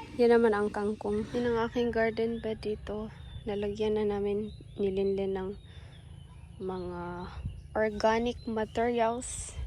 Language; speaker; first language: Filipino; native; Filipino